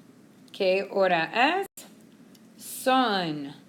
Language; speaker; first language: Spanish; non-native, fluent; English